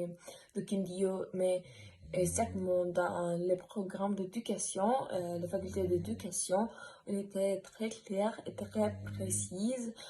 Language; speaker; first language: French; non-native, learner; Spanish